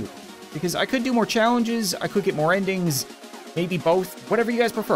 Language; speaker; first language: English; native; English